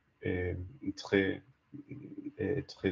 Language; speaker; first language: French; non-native, learner; English